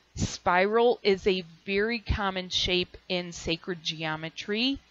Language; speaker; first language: English; native; English